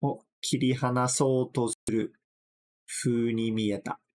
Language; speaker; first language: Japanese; non-native, fluent; English